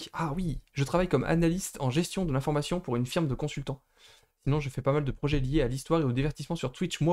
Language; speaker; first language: French; native; French